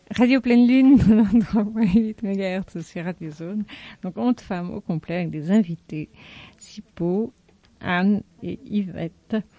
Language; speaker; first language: French; native; French